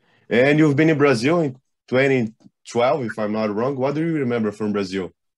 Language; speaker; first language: English; non-native, fluent; Portuguese